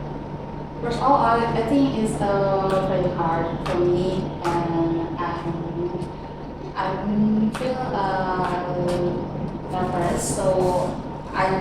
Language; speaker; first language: English; non-native, learner; Indonesian